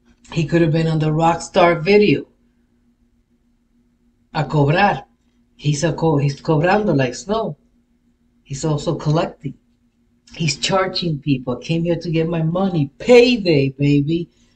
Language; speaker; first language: English; early bilingual, other home language; Spanish